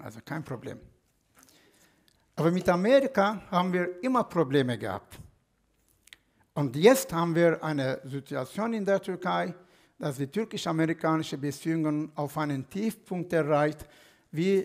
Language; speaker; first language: German; non-native, fluent; Turkish